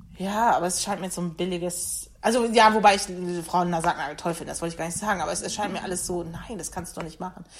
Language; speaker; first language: German; native; German